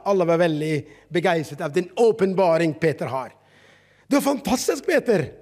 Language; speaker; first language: Norwegian; non-native, fluent; Arabic